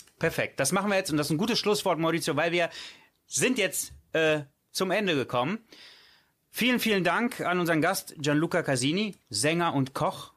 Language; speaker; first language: German; early bilingual, other home language; Italian